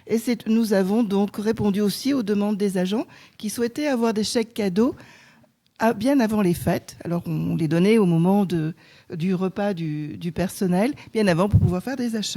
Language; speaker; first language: French; native; French